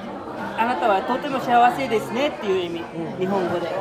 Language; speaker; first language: Japanese; non-native, fluent; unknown